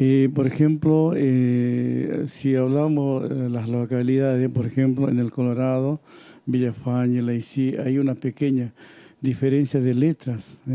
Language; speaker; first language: Spanish; non-native, local second language; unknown